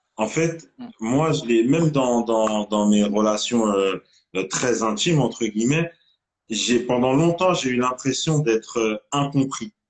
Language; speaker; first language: French; native; French